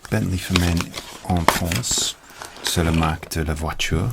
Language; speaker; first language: French; non-native, learner; English